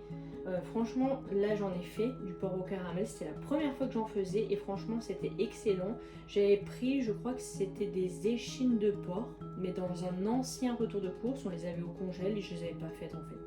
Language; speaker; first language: French; native; French